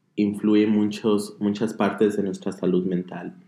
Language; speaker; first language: Spanish; early bilingual, heritage; Spanish